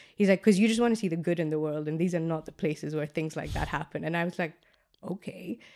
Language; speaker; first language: English; non-native, local second language; Gujarati